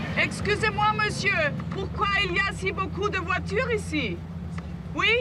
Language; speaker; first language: French; non-native, learner; German